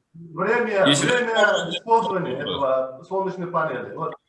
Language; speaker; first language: Russian; non-native, local second language; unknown